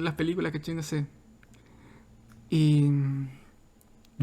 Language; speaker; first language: Spanish; native; Spanish